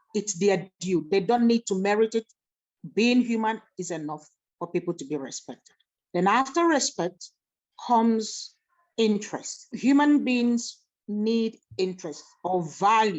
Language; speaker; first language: English; non-native, local second language; Igbo